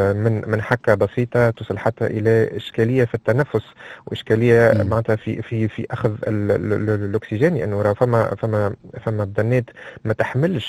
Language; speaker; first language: Arabic; native; Arabic